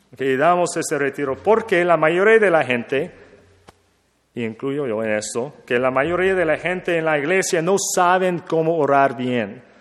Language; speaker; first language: Spanish; non-native, learner; English